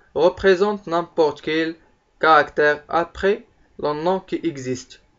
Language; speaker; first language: French; non-native, local second language; Arabic